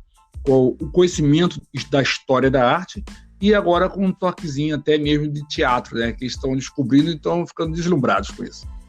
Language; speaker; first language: Portuguese; native; Portuguese